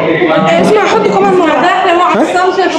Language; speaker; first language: Arabic; native; Arabic